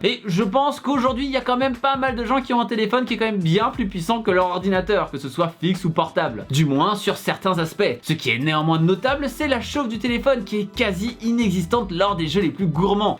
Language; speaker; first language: French; native; French